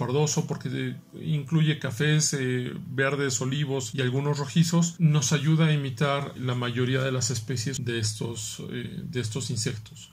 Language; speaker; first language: Spanish; native; Spanish